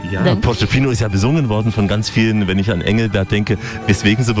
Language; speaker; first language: German; native; German